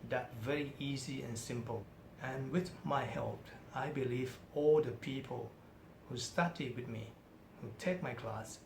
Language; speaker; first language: English; non-native, fluent; Thai